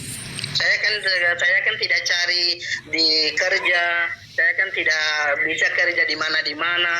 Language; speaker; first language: Indonesian; non-native, learner; Rohingya